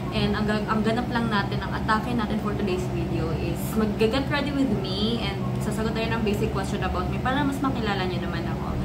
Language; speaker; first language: Filipino; non-native, local second language; Cebuano